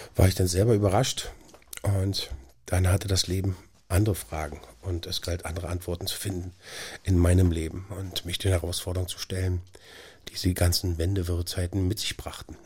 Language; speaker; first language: German; native; German